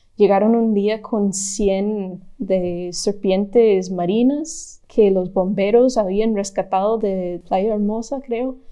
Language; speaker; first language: Spanish; non-native, fluent; English